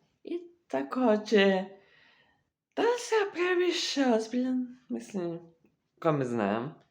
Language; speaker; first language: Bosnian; early bilingual, heritage; Serbian